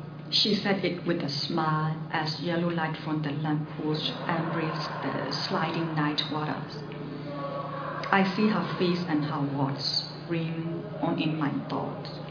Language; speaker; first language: English; non-native, fluent; Burmese